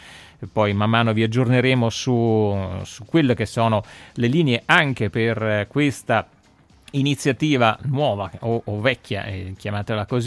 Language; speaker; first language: Italian; native; Italian